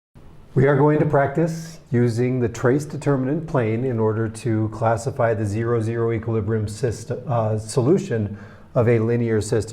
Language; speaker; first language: English; native; English